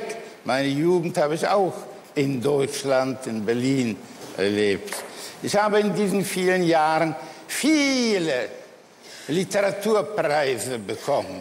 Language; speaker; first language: German; early bilingual, other home language; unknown